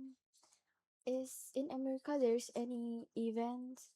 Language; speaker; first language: English; non-native, learner; Indonesian